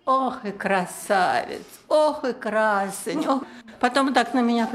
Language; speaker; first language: Czech; non-native, learner; Russian